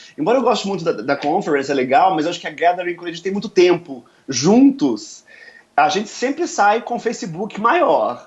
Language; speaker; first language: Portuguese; native; Portuguese